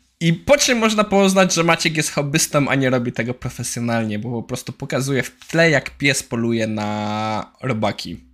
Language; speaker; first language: Polish; native; Polish